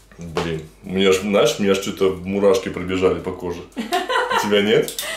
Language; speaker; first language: Russian; native; Russian